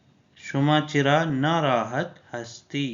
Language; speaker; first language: Persian; non-native, fluent; Urdu